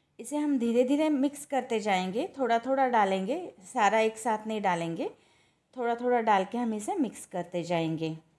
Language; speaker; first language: Hindi; non-native, local second language; Marathi